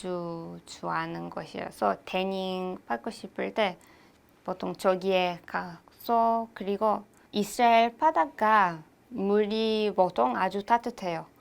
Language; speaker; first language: Korean; non-native, learner; Hebrew